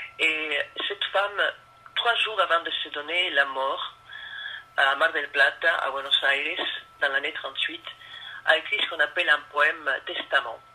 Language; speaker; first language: French; non-native, fluent; Spanish